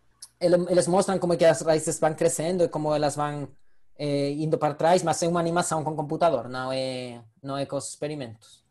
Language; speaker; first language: Portuguese; non-native, fluent; Spanish